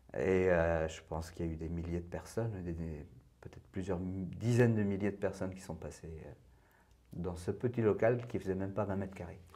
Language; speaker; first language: French; non-native, fluent; Persian